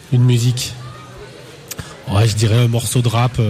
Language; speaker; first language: French; native; French